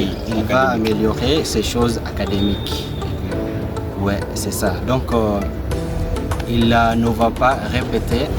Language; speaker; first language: French; non-native, learner; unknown